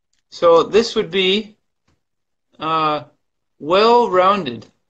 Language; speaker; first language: English; native; English